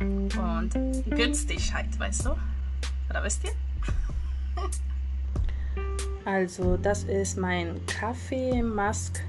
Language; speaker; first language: German; non-native, fluent; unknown